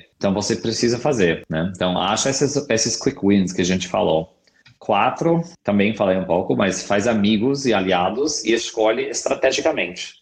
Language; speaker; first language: Portuguese; non-native, fluent; English